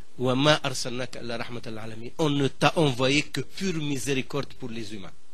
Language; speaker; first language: French; non-native, local second language; Arabic